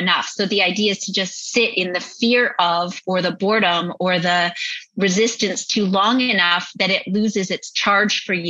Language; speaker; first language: English; native; English